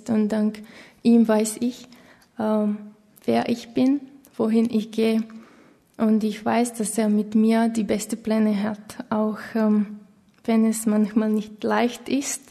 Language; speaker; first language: German; non-native, fluent; Slovak